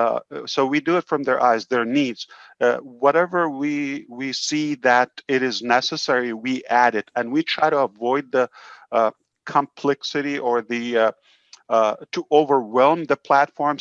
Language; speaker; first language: English; non-native, fluent; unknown